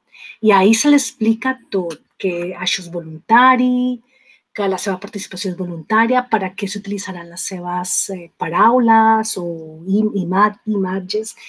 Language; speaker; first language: Catalan; non-native, fluent; Spanish